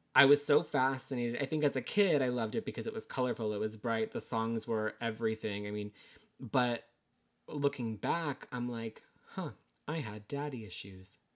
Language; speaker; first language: English; native; English